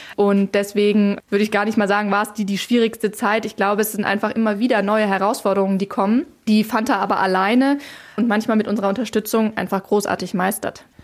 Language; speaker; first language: German; native; German